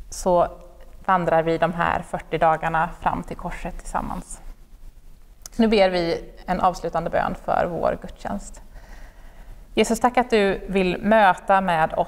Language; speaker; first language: Swedish; native; Swedish